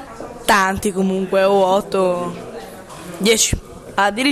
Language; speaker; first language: Italian; native; Italian